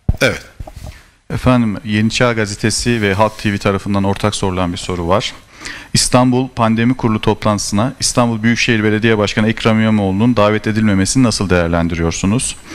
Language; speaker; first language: Turkish; native; Turkish